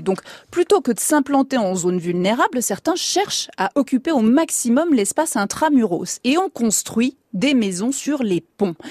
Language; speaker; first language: French; native; French